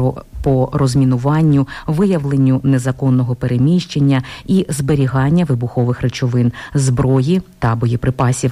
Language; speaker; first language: Ukrainian; native; Ukrainian